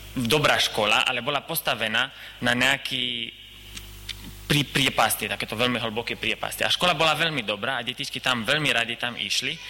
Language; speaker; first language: Slovak; non-native, learner; Romanian